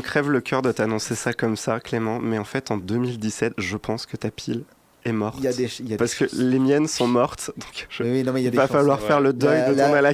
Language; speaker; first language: French; native; French